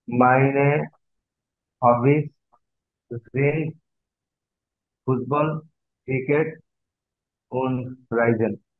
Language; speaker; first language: German; non-native, learner; Bangla